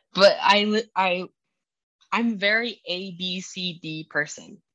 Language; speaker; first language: English; early bilingual, other home language; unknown